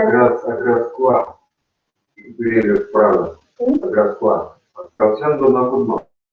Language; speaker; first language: French; non-native, learner; Russian